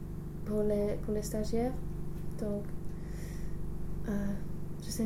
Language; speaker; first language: French; non-native, learner; English